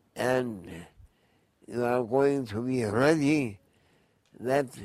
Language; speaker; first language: English; non-native, fluent; Turkish